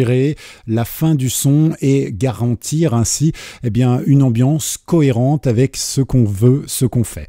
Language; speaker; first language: French; native; French